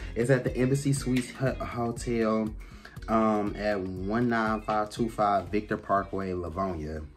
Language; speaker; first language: English; native; English